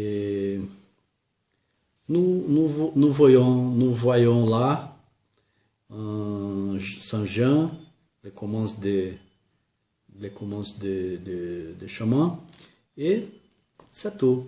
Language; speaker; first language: French; non-native, learner; Portuguese